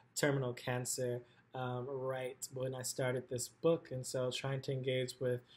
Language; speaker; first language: English; native; English